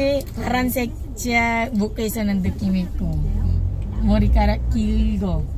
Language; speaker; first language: Korean; non-native, local second language; Filipino